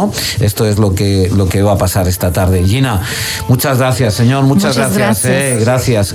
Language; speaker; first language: Spanish; native; Spanish